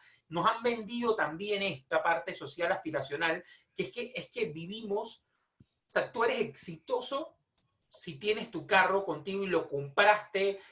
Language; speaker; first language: Spanish; native; Spanish